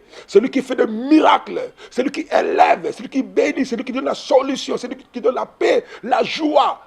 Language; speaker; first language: French; non-native, local second language; Lingala